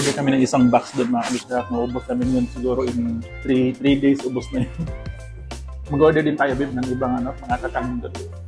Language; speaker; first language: Filipino; non-native, local second language; Cebuano